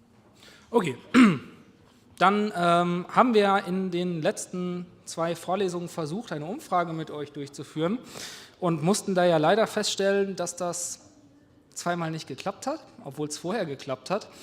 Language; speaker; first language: German; native; German